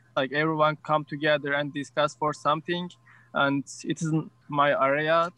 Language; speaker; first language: English; non-native, learner; Turkish